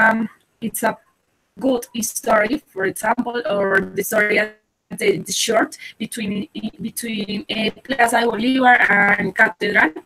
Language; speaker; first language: English; non-native, learner; Spanish